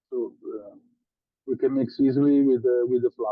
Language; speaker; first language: English; non-native, learner; Italian